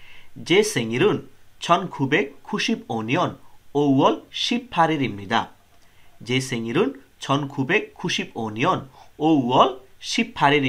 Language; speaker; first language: Korean; non-native, learner; Bangla